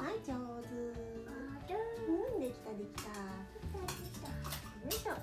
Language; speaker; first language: Japanese; native; Japanese